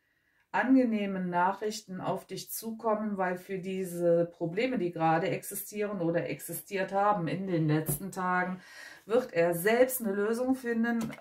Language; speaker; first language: German; native; German